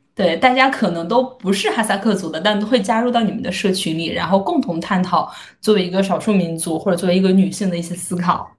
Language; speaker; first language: Chinese; native; Chinese